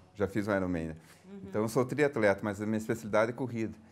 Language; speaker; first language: Portuguese; native; Portuguese